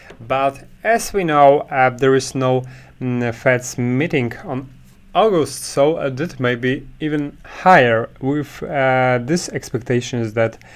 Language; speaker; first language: English; non-native, fluent; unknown